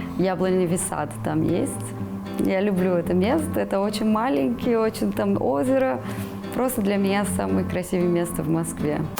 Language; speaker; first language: Russian; non-native, fluent; Portuguese